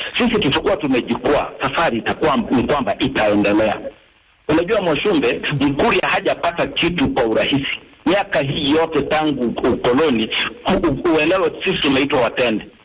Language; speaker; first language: Swahili; non-native, local second language; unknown